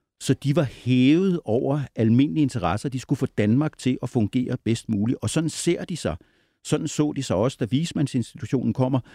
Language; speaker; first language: Danish; native; Danish